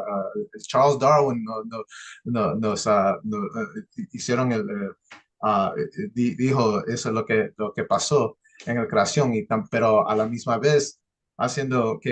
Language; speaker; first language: Spanish; early bilingual, heritage; English